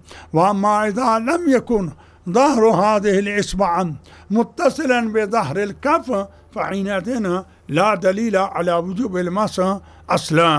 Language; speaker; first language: Arabic; non-native, fluent; Urdu